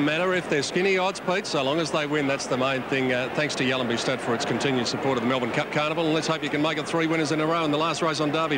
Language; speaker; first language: English; native; English